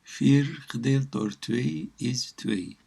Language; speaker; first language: Dutch; non-native, learner; Turkish